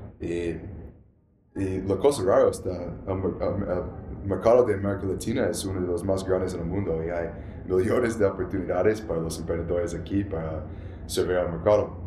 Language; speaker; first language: Spanish; non-native, learner; English